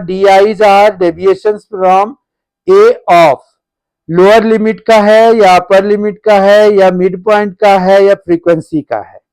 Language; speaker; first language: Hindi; native; Hindi